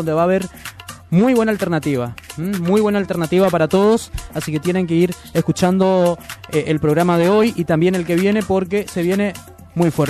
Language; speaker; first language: Spanish; native; Spanish